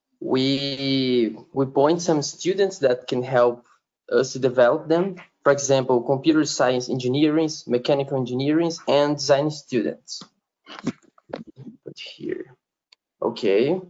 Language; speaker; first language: English; non-native, learner; Portuguese